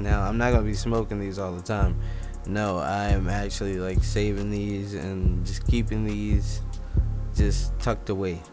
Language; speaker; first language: English; native; English